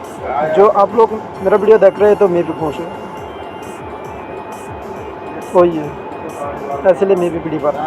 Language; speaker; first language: Hindi; non-native, learner; Bangla